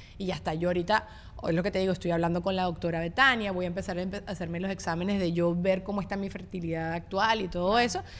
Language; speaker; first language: Spanish; native; Spanish